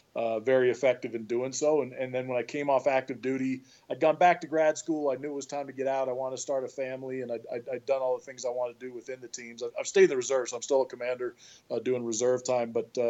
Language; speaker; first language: English; native; English